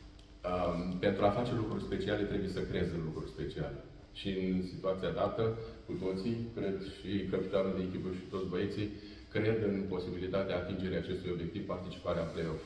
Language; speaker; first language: Romanian; native; Romanian